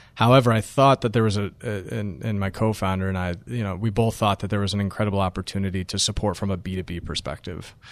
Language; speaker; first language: English; native; English